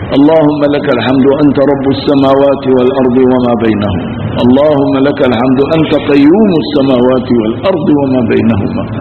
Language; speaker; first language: Arabic; early bilingual, other home language; Kurdish